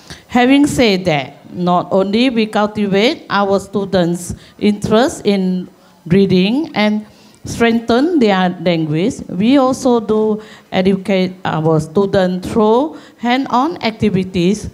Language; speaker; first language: English; non-native, local second language; Chinese